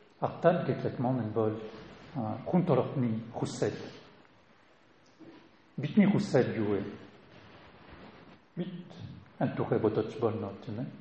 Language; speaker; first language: Mongolian; non-native, learner; French